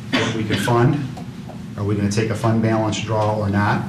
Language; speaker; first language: English; native; English